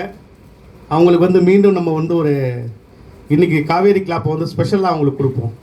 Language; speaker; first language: Tamil; native; Tamil